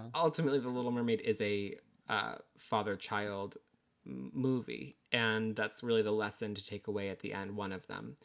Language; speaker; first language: English; native; English